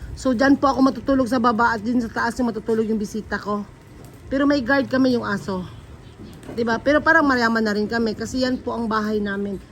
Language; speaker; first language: Filipino; non-native, local second language; Cebuano